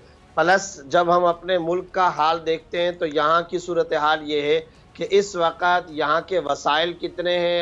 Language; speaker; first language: Urdu; native; Urdu